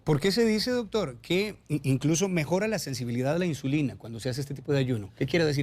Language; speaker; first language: Spanish; native; Spanish